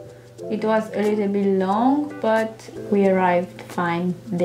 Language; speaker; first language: English; non-native, learner; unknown